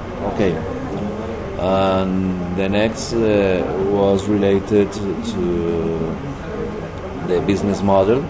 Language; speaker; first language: English; non-native, learner; Spanish